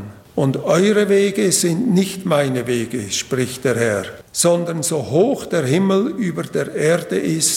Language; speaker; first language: German; native; German